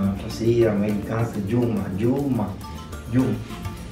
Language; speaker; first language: Russian; non-native, learner; Spanish